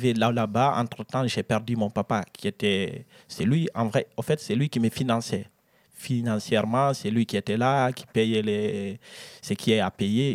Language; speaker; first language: French; non-native, local second language; Fula